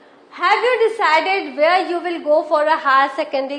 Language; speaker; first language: English; non-native, local second language; Hindi